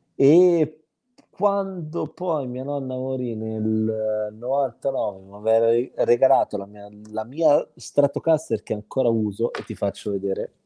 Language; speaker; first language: Italian; native; Italian